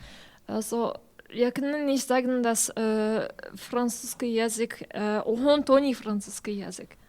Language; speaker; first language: German; non-native, learner; French